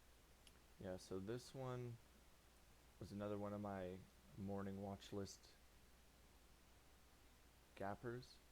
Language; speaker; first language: English; native; English